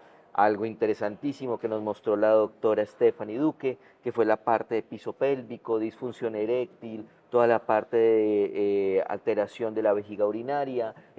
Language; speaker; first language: Spanish; native; Spanish